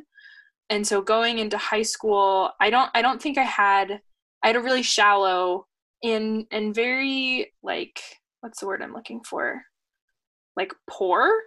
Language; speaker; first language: English; native; English